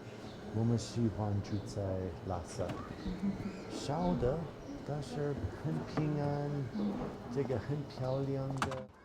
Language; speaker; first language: Chinese; non-native, learner; English